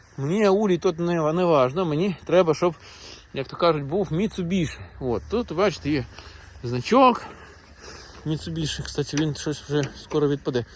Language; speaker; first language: Ukrainian; native; Ukrainian